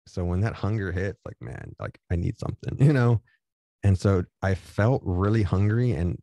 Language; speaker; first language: English; native; English